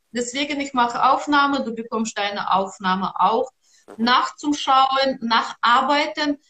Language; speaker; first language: German; non-native, learner; Russian